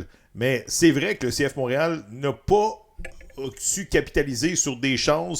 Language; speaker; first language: French; native; French